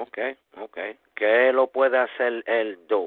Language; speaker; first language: Spanish; early bilingual, heritage; Spanish